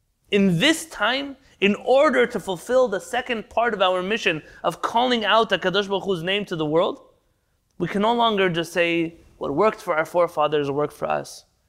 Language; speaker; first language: English; native; English